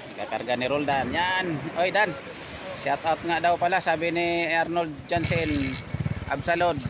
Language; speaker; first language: Filipino; non-native, local second language; Cebuano